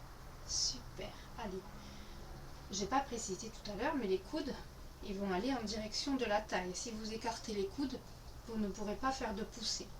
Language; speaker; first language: French; native; French